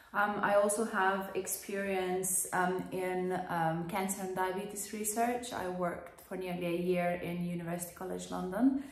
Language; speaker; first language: English; non-native, fluent; Lithuanian